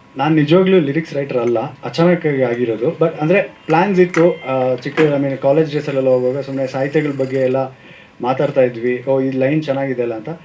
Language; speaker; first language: Kannada; native; Kannada